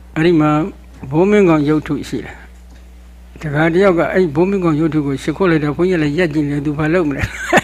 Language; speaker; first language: Burmese; native; Burmese